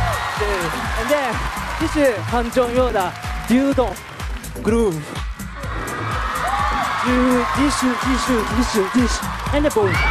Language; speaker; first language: Chinese; non-native, learner; Japanese